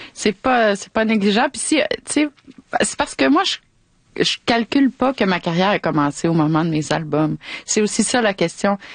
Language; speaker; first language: French; native; French